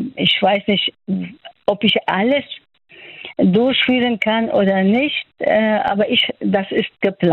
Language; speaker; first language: German; non-native, fluent; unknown